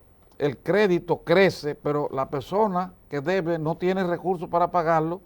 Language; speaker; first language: Spanish; native; Spanish